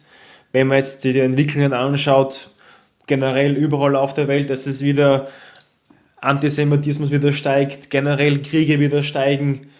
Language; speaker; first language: German; native; German